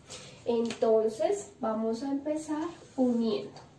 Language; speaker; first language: Spanish; native; Spanish